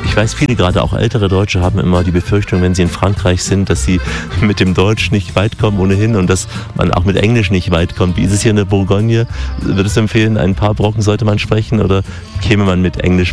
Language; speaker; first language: German; native; German